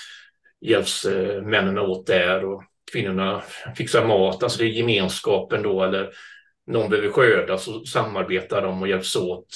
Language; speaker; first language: Swedish; native; Swedish